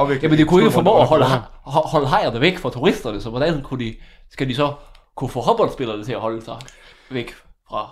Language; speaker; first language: Danish; native; Danish